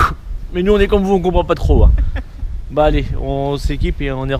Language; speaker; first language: French; native; French